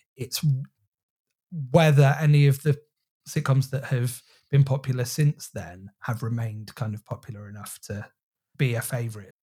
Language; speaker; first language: English; native; English